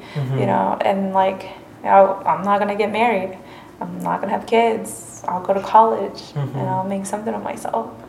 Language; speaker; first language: English; early bilingual, other home language; Spanish